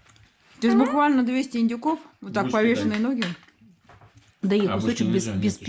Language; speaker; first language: Russian; native; Russian